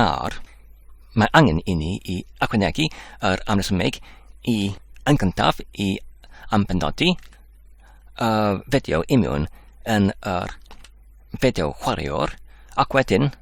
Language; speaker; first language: Welsh; non-native, learner; English